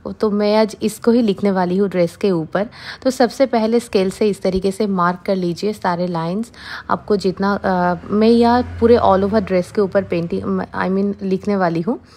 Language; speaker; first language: Hindi; non-native, local second language; Bangla